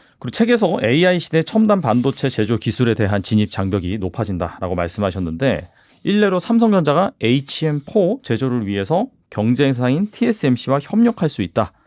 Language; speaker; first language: Korean; native; Korean